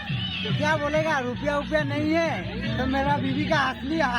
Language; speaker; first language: Hindi; non-native, local second language; Assamese